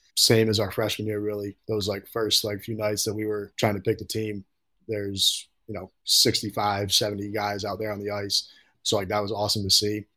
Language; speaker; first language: English; native; English